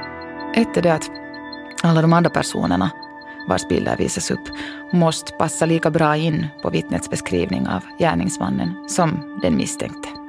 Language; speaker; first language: Swedish; native; Swedish